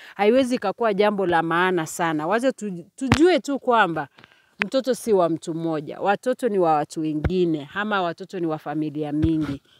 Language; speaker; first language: Swahili; non-native, local second language; Gusii